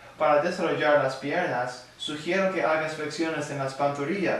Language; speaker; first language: Spanish; non-native, learner; English